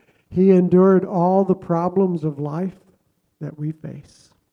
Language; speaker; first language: English; native; English